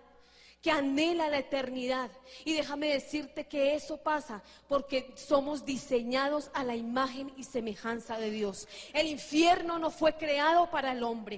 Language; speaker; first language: Spanish; native; Spanish